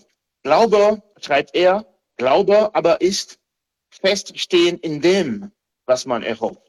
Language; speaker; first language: German; non-native, fluent; Haitian Creole